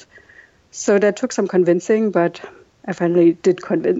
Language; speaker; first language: English; non-native, fluent; German